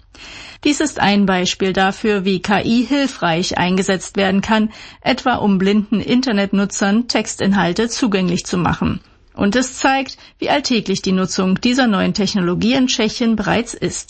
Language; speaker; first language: German; native; German